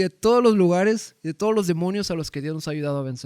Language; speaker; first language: Spanish; native; Spanish